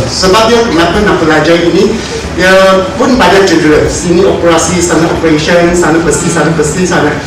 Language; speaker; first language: Malay; non-native, local second language; Chinese